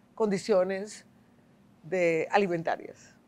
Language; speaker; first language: Spanish; native; Spanish